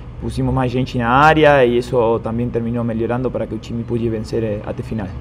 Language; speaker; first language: Portuguese; non-native, fluent; Spanish